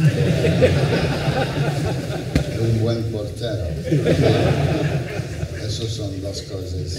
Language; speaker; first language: Spanish; non-native, fluent; English